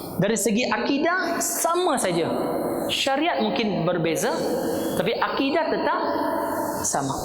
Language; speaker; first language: Malay; non-native, local second language; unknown